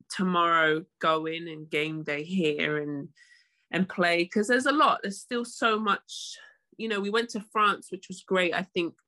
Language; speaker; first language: English; native; English